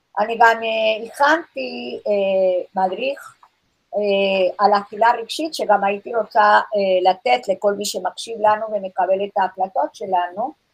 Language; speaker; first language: Hebrew; non-native, fluent; English